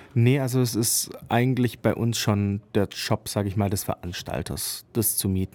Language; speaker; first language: German; native; German